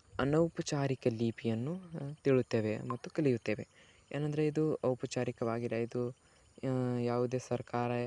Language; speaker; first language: Kannada; non-native, local second language; Lambadi